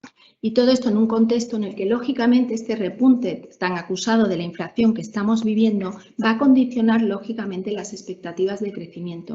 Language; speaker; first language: Spanish; native; Spanish